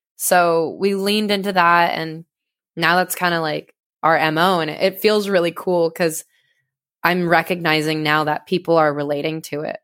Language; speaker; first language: English; native; English